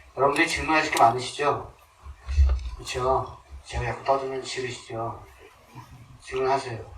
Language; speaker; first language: Korean; native; Korean